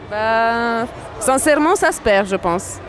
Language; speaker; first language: French; early bilingual, other home language; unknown